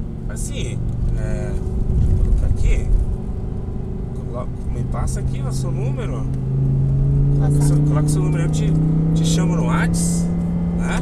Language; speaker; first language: Portuguese; native; Portuguese